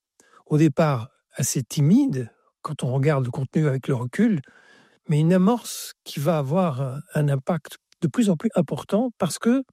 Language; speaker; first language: French; native; French